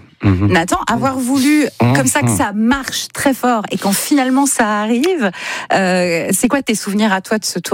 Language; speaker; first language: French; native; French